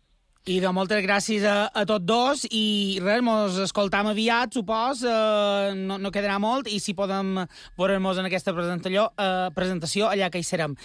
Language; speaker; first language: Catalan; native; Catalan